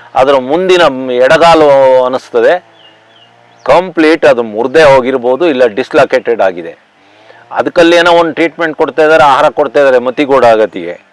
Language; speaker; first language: Kannada; native; Kannada